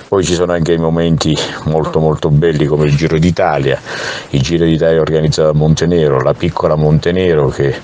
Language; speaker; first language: Italian; native; Italian